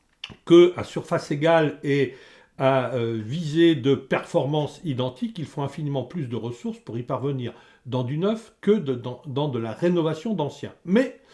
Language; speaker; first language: French; native; French